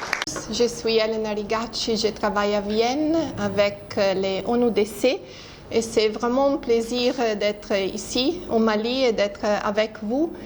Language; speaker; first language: French; non-native, fluent; Italian